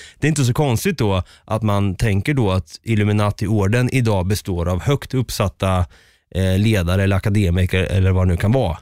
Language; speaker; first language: Swedish; native; Swedish